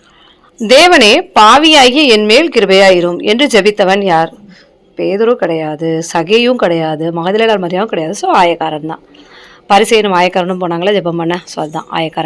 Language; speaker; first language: Tamil; native; Tamil